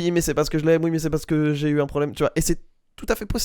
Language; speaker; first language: French; native; French